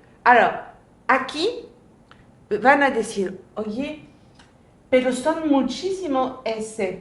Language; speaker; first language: Spanish; non-native, fluent; French